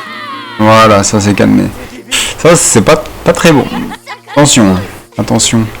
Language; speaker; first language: French; native; French